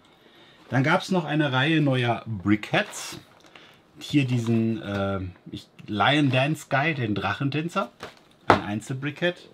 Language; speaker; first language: German; native; German